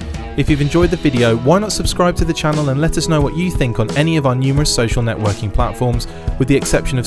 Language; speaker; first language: English; native; English